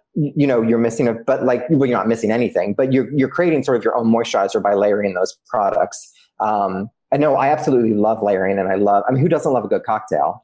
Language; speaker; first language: English; early bilingual, other home language; Italian